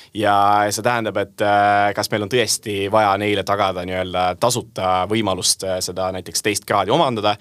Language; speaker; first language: Estonian; non-native, local second language; Russian